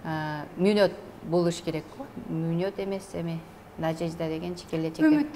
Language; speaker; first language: Kyrgyz; non-native, learner; Korean